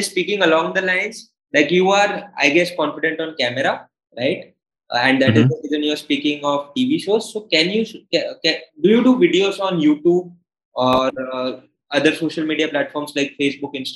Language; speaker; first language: English; non-native, local second language; Hindi